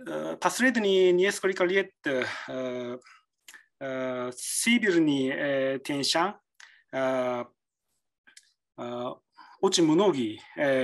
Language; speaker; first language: Russian; non-native, learner; Japanese